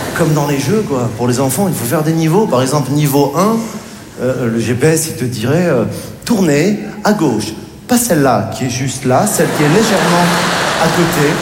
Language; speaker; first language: French; native; French